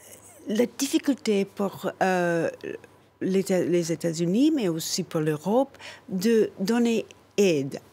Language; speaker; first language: French; non-native, fluent; English